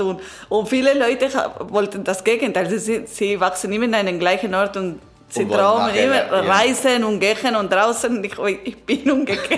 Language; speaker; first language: German; non-native, learner; Italian